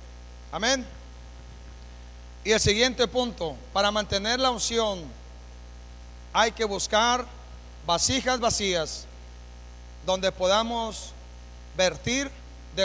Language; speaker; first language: Spanish; native; Spanish